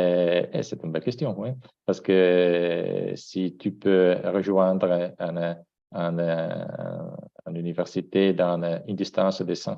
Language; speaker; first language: French; non-native, fluent; Italian